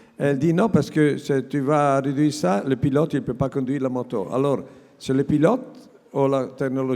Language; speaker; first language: French; non-native, learner; Italian